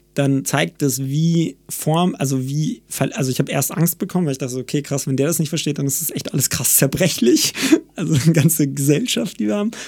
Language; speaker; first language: German; native; German